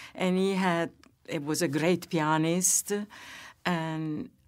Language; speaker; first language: English; non-native, fluent; Italian